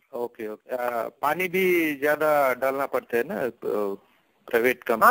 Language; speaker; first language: Hindi; non-native, local second language; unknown